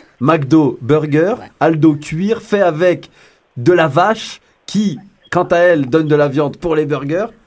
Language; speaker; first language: French; native; French